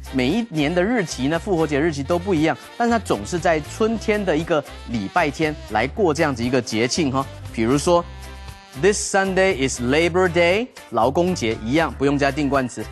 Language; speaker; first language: Chinese; native; Chinese